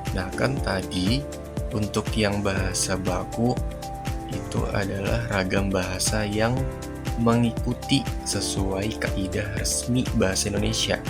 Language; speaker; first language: Indonesian; native; Indonesian